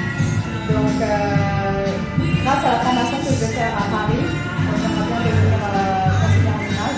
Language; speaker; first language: French; early bilingual, other home language; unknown